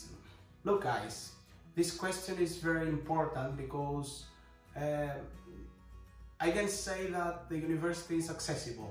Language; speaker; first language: English; non-native, fluent; Greek